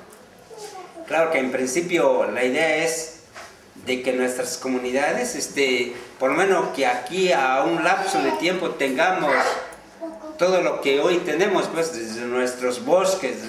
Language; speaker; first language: Spanish; non-native, local second language; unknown